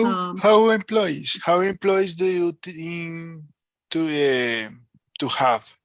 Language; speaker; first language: English; non-native, learner; Spanish